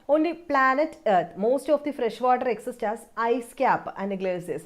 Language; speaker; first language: English; non-native, local second language; Malayalam